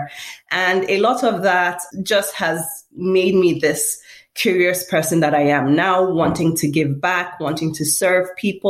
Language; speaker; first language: English; non-native, local second language; Yoruba